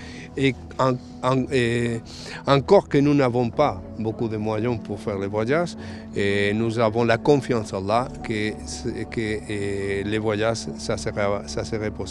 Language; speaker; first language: French; non-native, fluent; Spanish